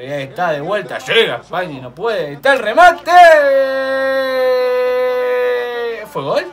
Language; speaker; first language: Spanish; native; Spanish